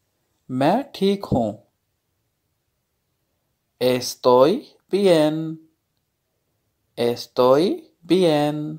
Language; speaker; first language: Spanish; non-native, learner; Urdu